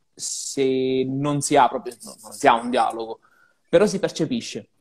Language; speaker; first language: Italian; native; Italian